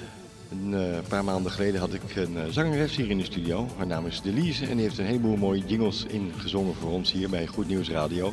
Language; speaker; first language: Dutch; native; Dutch